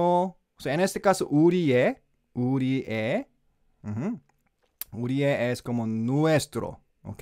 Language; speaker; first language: Spanish; non-native, learner; Korean